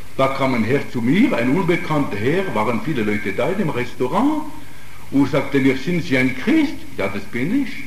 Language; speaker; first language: German; non-native, fluent; Italian